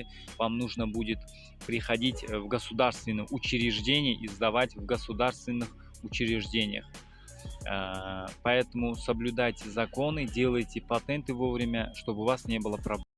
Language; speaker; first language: Russian; non-native, fluent; Tajik